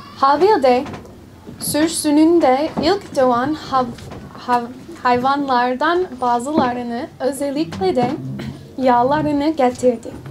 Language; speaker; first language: Turkish; non-native, learner; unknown